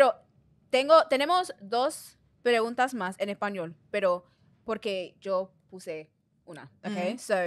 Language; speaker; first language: Spanish; non-native, learner; English